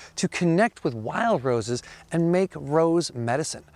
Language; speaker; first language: English; native; English